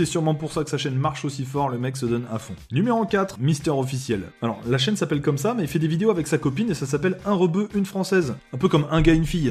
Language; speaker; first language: French; native; French